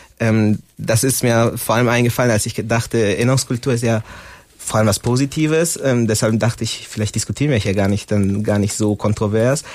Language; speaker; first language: German; non-native, fluent; Spanish